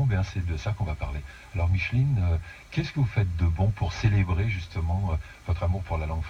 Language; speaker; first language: French; native; French